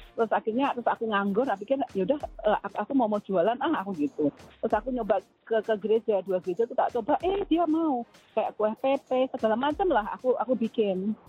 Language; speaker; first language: Indonesian; native; Indonesian